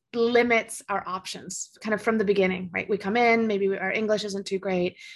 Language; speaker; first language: English; early bilingual, other home language; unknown